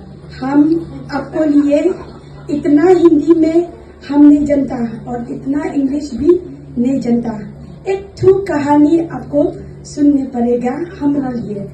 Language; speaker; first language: Hindi; non-native, local second language; Khasi